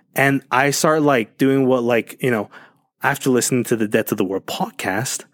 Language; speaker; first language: English; early bilingual, other home language; Spanish